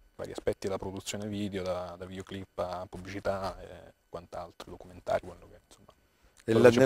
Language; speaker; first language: Italian; early bilingual, heritage; Italian